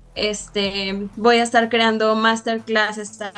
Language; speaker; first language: Spanish; native; Spanish